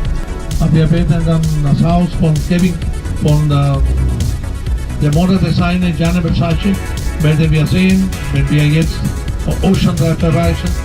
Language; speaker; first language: German; non-native, fluent; Spanish